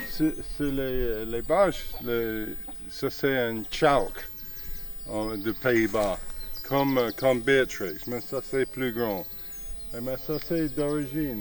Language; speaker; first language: French; non-native, fluent; English